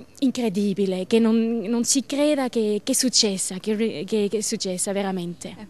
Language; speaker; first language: Italian; non-native, learner; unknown